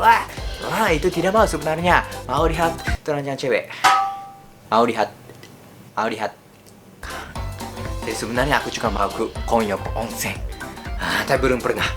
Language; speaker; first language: Indonesian; non-native, learner; Japanese